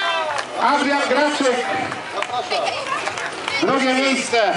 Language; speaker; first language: Polish; native; Polish